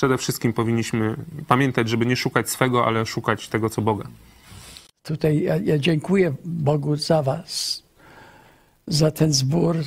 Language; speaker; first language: Polish; non-native, learner; Russian